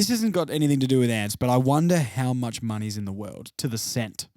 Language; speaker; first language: English; native; English